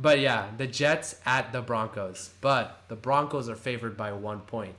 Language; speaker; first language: English; native; English